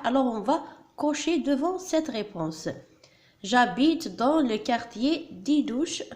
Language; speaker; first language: French; non-native, local second language; Arabic